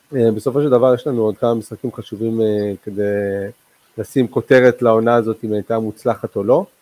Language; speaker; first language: Hebrew; non-native, local second language; Arabic